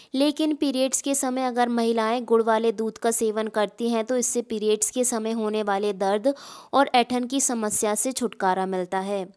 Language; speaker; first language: Hindi; native; Hindi